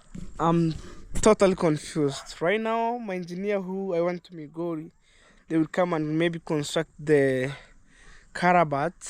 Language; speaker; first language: English; non-native, local second language; Swahili